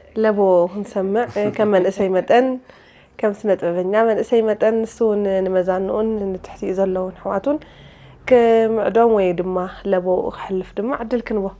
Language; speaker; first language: Tigrinya; native; Tigrinya